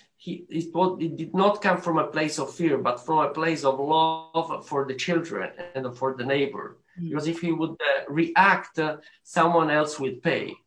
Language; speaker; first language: English; non-native, learner; Arabic